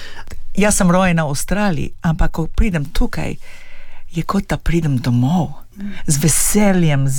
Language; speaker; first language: Slovenian; early bilingual, heritage; English